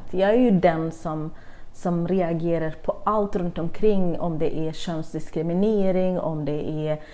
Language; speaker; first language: Swedish; non-native, fluent; Arabic